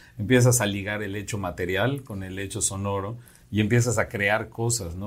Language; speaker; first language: Spanish; native; Spanish